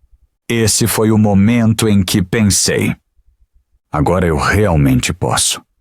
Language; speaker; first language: Portuguese; non-native, fluent; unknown